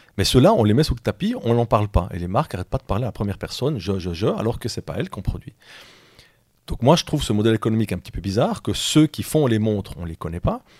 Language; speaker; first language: French; native; French